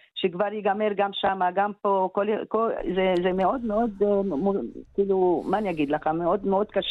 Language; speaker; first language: Hebrew; non-native, local second language; Arabic